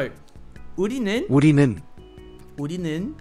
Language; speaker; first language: Korean; non-native, learner; English